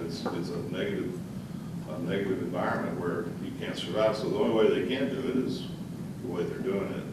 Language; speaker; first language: English; native; English